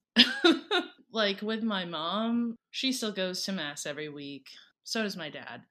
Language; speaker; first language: English; early bilingual, other home language; Filipino